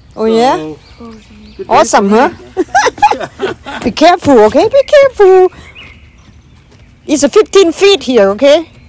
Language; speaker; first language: English; non-native, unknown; Thai